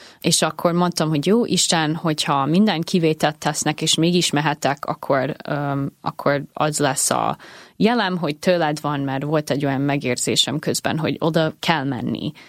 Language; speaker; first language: Hungarian; non-native, fluent; English